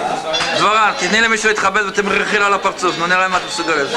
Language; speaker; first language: Hebrew; native; Hebrew